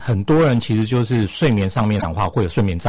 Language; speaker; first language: Chinese; native; Chinese